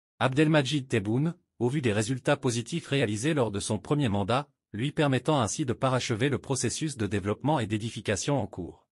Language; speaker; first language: French; non-native, local second language; Arabic